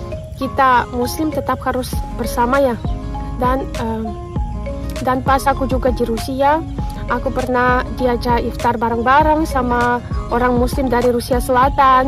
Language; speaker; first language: Indonesian; non-native, fluent; Russian